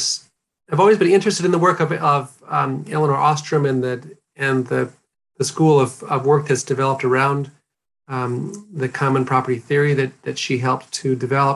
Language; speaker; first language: English; native; English